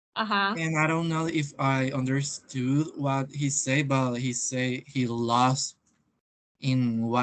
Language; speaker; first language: English; non-native, learner; Spanish